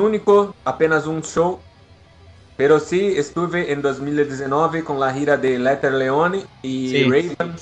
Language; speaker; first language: Spanish; non-native, learner; Portuguese